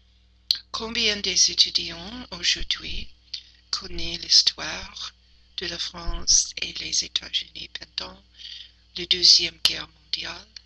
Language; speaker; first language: French; non-native, learner; English